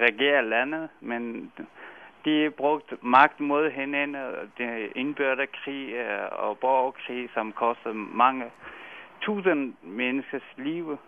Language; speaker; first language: Danish; non-native, fluent; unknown